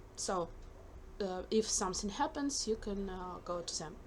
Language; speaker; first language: English; non-native, fluent; Ukrainian